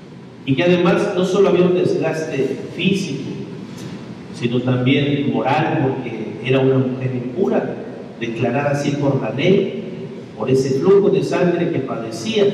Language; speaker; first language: Spanish; native; Spanish